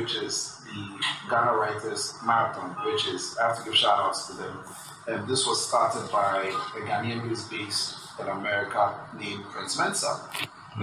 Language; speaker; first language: English; non-native, local second language; Akan